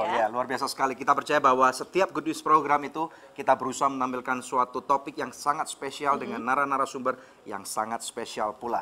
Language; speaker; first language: Indonesian; native; Indonesian